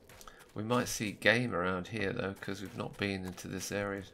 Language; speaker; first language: English; native; English